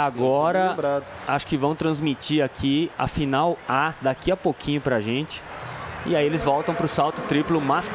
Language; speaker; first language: Portuguese; native; Portuguese